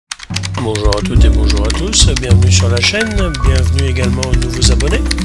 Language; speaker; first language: French; native; French